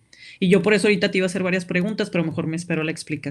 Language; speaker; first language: Spanish; native; Spanish